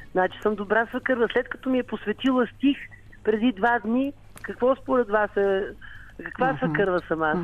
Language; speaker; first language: Bulgarian; native; Bulgarian